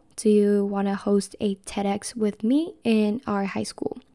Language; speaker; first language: English; non-native, fluent; Chinese